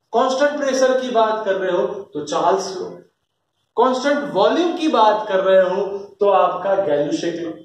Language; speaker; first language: Hindi; non-native, local second language; Gujarati